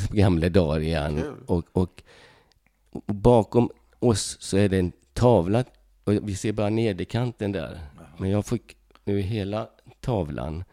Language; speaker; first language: Swedish; early bilingual, other home language; Hungarian